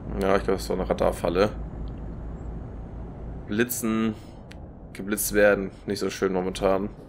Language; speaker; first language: German; native; German